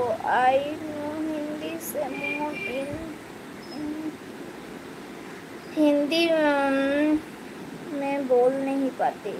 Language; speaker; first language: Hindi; non-native, local second language; Bangla